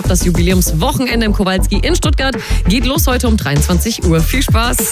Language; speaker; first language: German; native; German